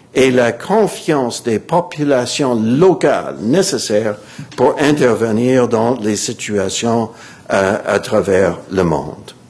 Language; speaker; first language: French; non-native, fluent; English